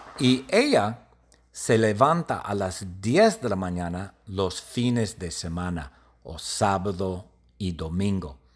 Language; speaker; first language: Spanish; non-native, learner; English